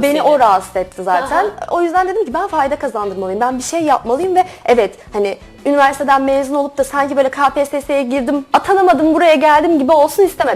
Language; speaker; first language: Turkish; native; Turkish